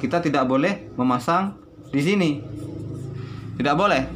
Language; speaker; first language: Indonesian; native; Indonesian